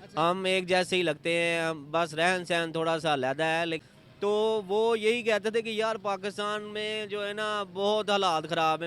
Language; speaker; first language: Urdu; non-native, local second language; Punjabi